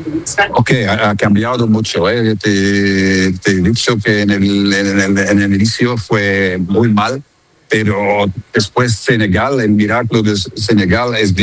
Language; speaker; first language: Spanish; non-native, fluent; Dutch